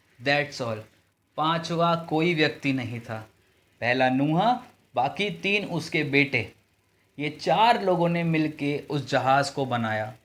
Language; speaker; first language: Hindi; native; Hindi